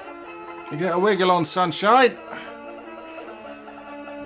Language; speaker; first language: English; native; English